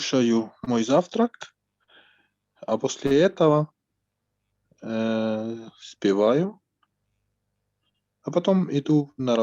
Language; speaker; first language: Russian; non-native, learner; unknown